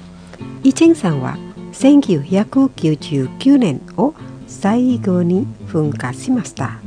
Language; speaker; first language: Japanese; non-native, fluent; Indonesian